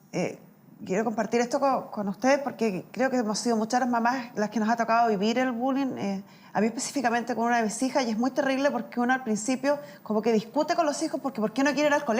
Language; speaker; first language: Spanish; native; Spanish